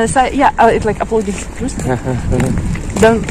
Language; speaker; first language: Indonesian; non-native, learner; Russian